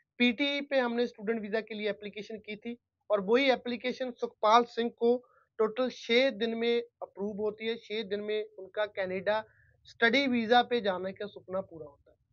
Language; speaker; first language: Hindi; non-native, local second language; Punjabi